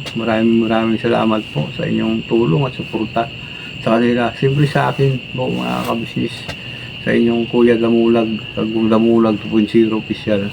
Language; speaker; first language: Filipino; non-native, local second language; Cebuano